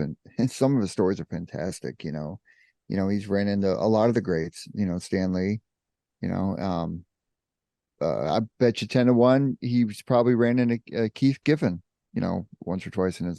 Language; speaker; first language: English; native; English